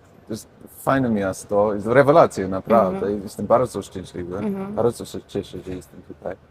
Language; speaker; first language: Polish; non-native, learner; English